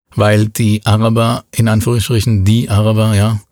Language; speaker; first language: German; non-native, fluent; Hebrew